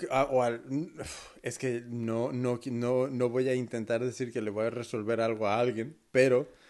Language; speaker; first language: Spanish; early bilingual, heritage; Spanish